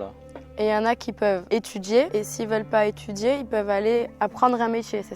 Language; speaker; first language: French; native; French